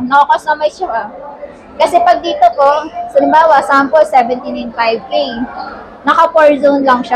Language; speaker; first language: Filipino; native; Filipino